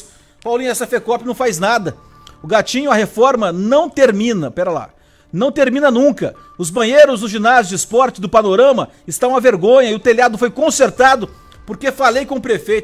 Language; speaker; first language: Portuguese; native; Portuguese